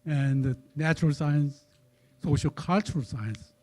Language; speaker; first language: English; non-native, fluent; Korean